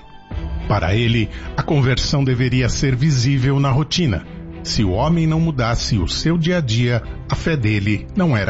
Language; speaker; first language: Portuguese; native; Portuguese